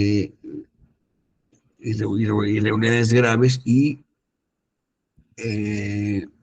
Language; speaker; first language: Spanish; native; Spanish